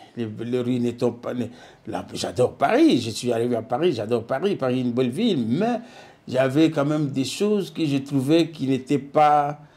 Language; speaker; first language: French; non-native, local second language; Lingala